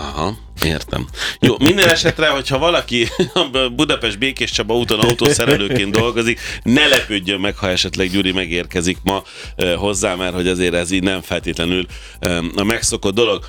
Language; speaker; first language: Hungarian; native; Hungarian